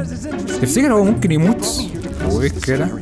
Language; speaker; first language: Arabic; native; Arabic